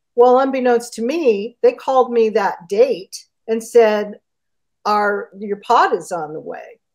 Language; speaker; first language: English; native; English